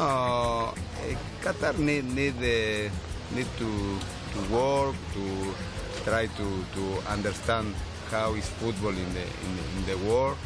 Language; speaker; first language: English; non-native, learner; Spanish